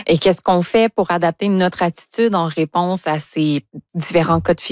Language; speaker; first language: French; native; French